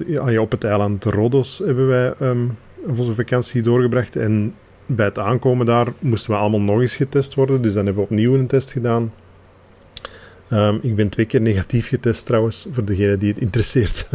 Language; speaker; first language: Dutch; native; Dutch